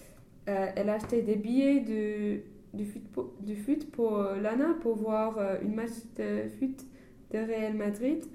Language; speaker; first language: French; non-native, fluent; English